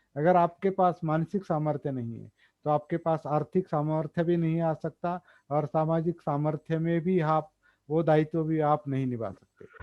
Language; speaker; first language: Hindi; non-native, local second language; Marathi